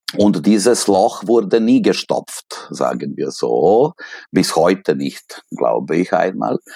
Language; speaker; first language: German; non-native, fluent; Serbian